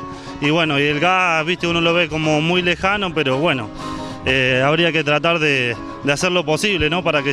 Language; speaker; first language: Spanish; native; Spanish